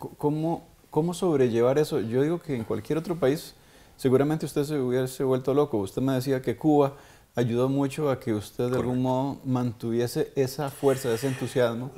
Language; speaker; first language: Spanish; native; Spanish